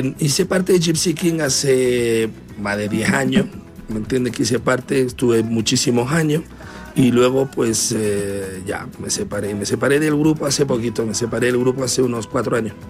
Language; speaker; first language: Spanish; early bilingual, heritage; Spanish